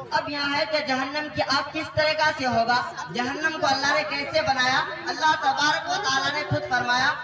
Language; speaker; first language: Urdu; non-native, local second language; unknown